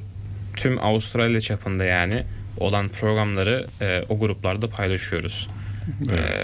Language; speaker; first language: Turkish; early bilingual, heritage; Turkish